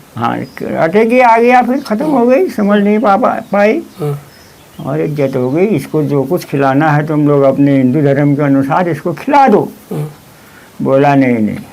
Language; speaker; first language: Hindi; non-native, local second language; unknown